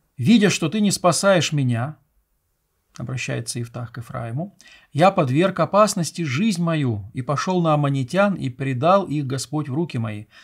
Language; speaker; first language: Russian; native; Russian